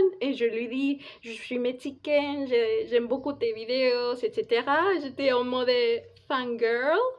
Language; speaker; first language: French; non-native, fluent; Spanish